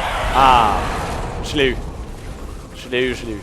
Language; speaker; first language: French; native; French